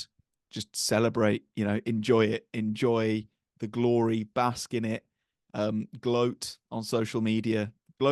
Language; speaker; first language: English; native; English